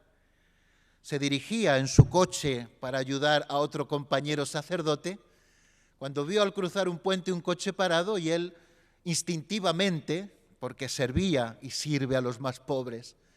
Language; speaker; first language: Spanish; native; Spanish